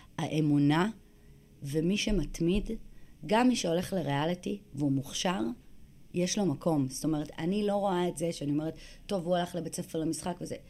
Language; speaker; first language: Hebrew; native; Hebrew